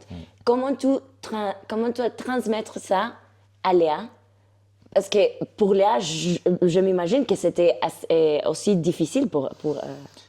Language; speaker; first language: French; non-native, fluent; Spanish